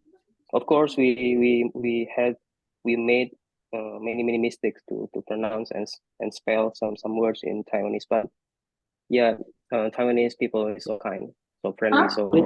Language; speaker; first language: English; non-native, fluent; Indonesian